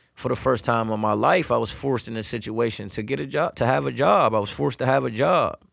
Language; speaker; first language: English; native; English